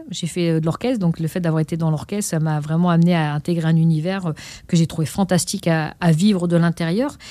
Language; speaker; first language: French; native; French